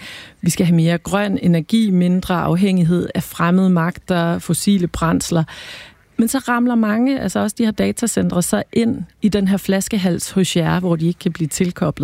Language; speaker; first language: Danish; native; Danish